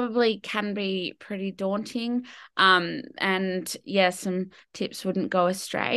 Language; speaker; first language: English; native; English